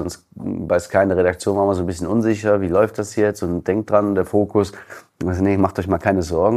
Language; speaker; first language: German; native; German